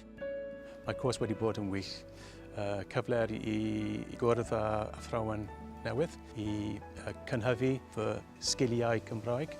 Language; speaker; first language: Welsh; non-native, learner; English